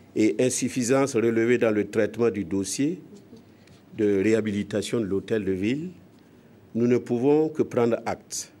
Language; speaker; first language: French; non-native, local second language; Mossi